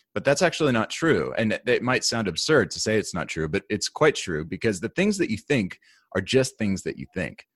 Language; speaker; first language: English; native; English